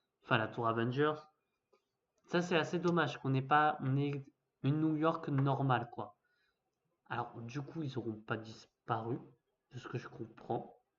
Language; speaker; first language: French; native; French